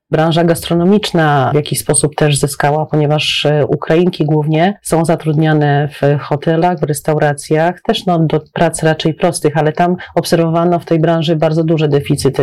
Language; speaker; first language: Polish; native; Polish